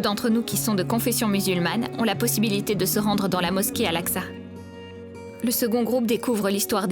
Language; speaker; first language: French; native; French